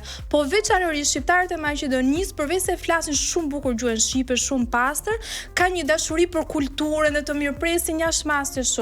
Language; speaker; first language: Albanian; native; Albanian